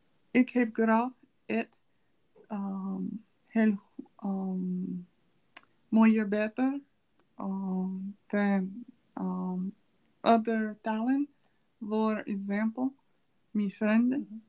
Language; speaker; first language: Dutch; non-native, learner; English